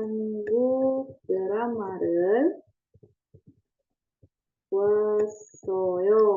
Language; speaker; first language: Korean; non-native, fluent; Indonesian